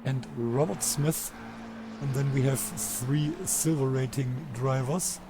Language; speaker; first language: English; non-native, fluent; German